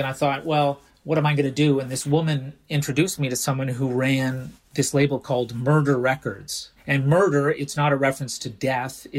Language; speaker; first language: English; native; English